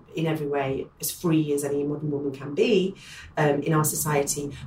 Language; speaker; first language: English; native; English